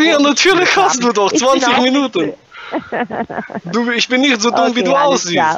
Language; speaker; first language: German; native; German